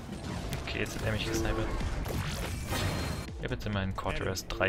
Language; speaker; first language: German; native; German